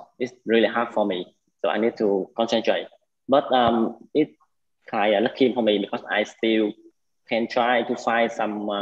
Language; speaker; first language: English; non-native, learner; Vietnamese